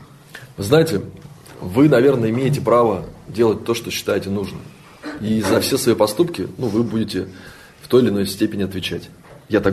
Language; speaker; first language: Russian; native; Russian